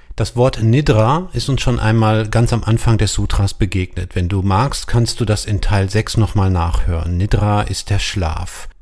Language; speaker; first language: German; native; German